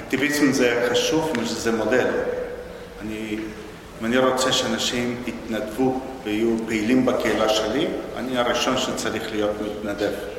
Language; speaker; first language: Hebrew; non-native, fluent; Spanish